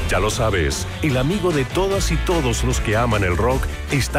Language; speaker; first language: Spanish; native; Spanish